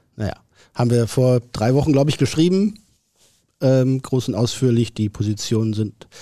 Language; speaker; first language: German; native; German